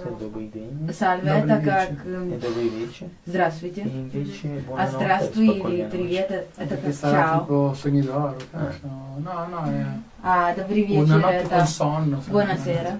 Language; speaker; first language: Russian; non-native, learner; Italian